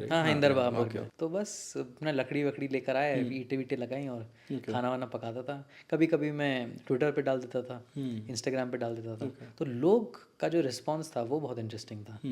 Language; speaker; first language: Hindi; native; Hindi